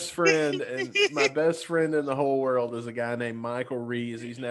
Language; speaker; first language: English; native; English